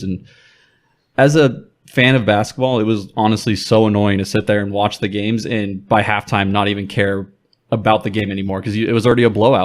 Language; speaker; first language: English; native; English